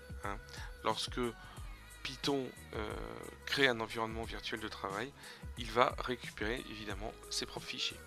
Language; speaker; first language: French; native; French